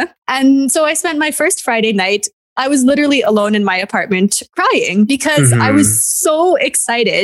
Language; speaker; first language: English; native; English